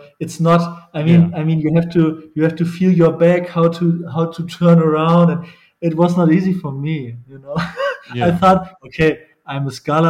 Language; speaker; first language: English; non-native, fluent; German